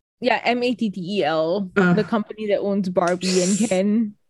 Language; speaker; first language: English; native; English